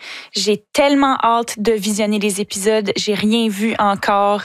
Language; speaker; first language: French; native; French